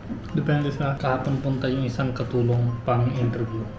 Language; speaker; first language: Filipino; non-native, learner; Hindi